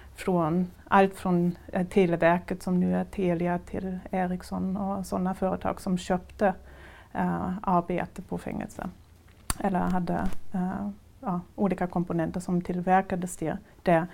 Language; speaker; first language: Swedish; non-native, fluent; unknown